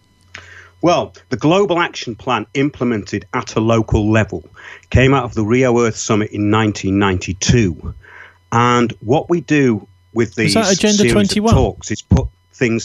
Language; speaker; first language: English; native; English